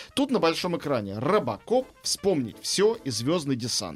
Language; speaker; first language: Russian; native; Russian